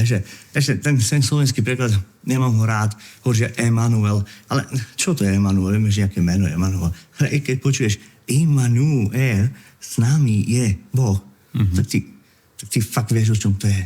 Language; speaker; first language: Slovak; native; Slovak